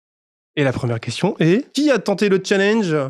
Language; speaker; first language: French; native; French